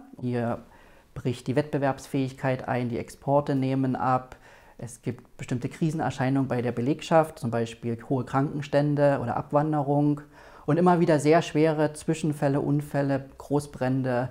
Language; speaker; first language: German; native; German